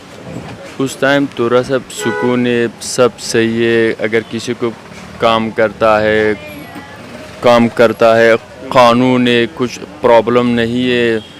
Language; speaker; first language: Hindi; non-native, learner; Persian